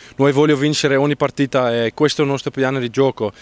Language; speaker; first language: Italian; non-native, learner; Afrikaans